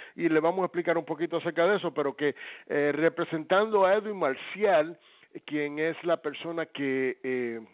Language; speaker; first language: Spanish; early bilingual, heritage; Spanish